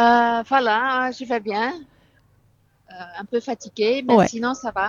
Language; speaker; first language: French; non-native, fluent; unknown